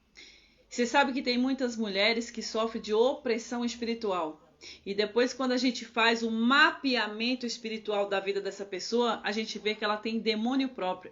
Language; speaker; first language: Portuguese; native; Portuguese